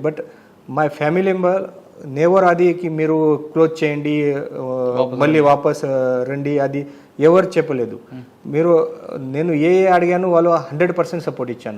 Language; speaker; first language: Telugu; non-native, learner; Marathi